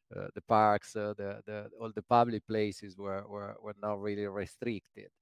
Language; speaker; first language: English; non-native, fluent; Italian